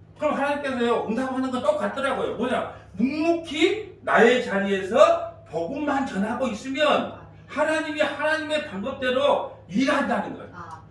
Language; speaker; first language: Korean; native; Korean